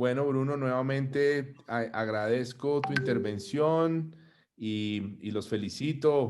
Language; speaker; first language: Spanish; native; Spanish